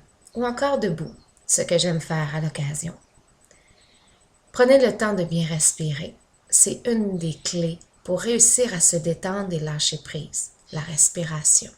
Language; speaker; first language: French; native; French